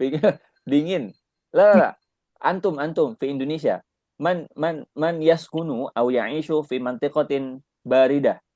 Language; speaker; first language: Arabic; non-native, fluent; Indonesian